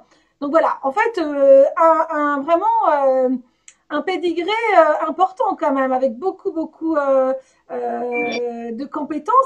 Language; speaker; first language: French; native; French